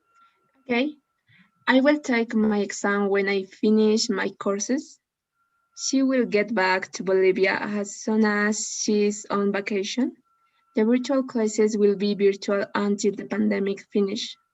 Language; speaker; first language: English; non-native, learner; Spanish